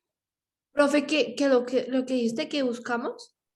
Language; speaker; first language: Spanish; native; Spanish